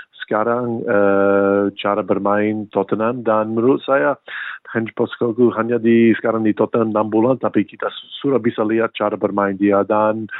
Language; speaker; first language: Indonesian; non-native, fluent; English